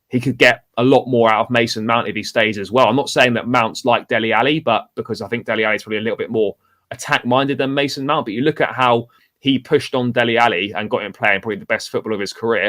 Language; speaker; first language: English; native; English